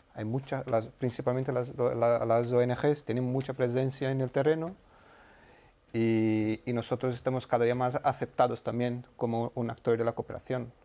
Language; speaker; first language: Spanish; non-native, fluent; Portuguese